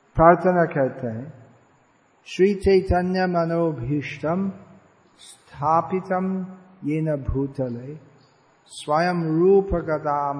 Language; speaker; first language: Hindi; non-native, fluent; English